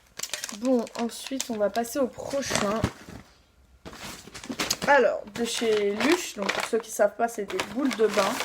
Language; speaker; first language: French; native; French